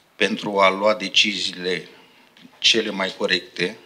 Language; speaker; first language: Romanian; non-native, fluent; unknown